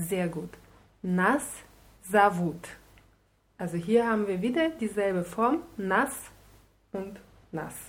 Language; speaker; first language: German; non-native, fluent; Russian